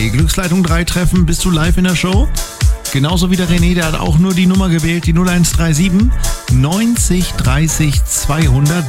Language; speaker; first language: German; native; German